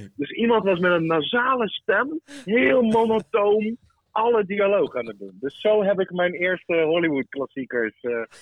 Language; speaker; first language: Dutch; early bilingual, other home language; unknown